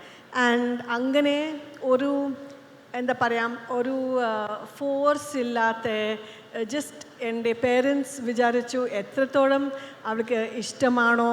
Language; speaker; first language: Malayalam; non-native, fluent; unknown